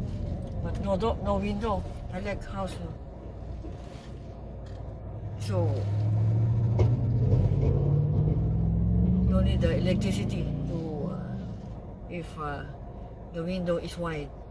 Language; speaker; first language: English; non-native, learner; Filipino